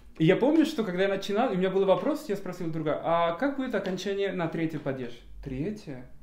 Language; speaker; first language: Russian; non-native, fluent; Spanish